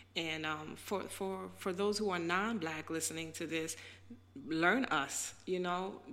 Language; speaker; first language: English; native; English